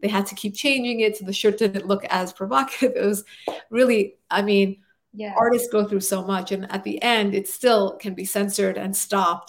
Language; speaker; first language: English; native; English